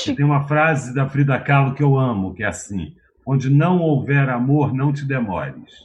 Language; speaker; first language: Portuguese; native; Portuguese